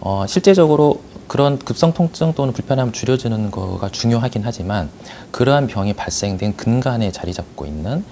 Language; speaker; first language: Korean; native; Korean